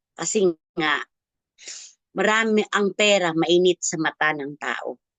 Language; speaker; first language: Filipino; non-native, local second language; Cebuano